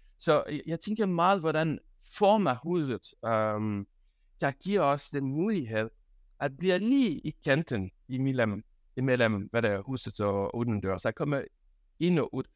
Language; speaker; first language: Danish; non-native, fluent; French